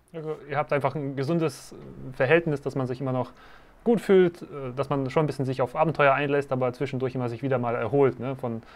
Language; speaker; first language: German; native; German